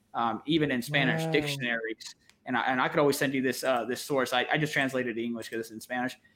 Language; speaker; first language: English; native; English